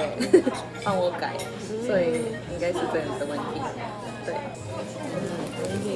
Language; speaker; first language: Chinese; non-native, learner; Japanese